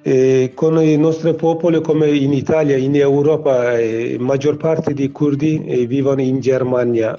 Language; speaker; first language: Italian; non-native, learner; Kurdish